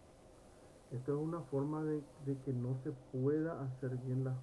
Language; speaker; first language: Spanish; native; Spanish